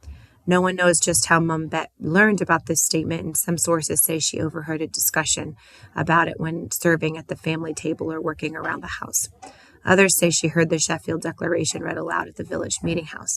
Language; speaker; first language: English; native; English